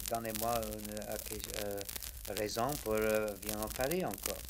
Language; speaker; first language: French; non-native, learner; English